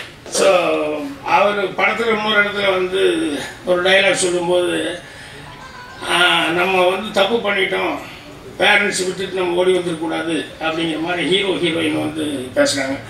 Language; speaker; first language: Tamil; native; Tamil